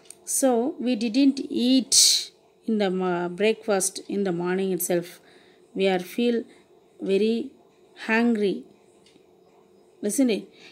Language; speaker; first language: English; non-native, local second language; Tamil